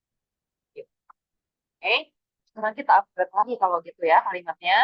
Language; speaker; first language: Indonesian; native; Indonesian